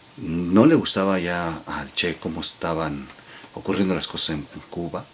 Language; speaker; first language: Spanish; native; Spanish